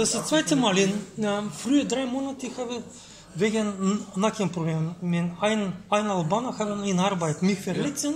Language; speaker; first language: German; non-native, learner; Bulgarian